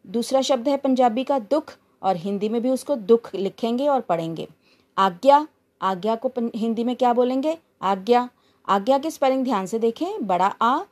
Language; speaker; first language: Hindi; non-native, local second language; Punjabi